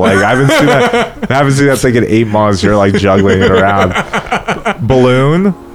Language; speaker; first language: English; early bilingual, other home language; Polish